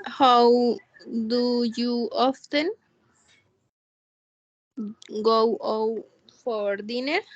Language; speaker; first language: English; non-native, learner; Spanish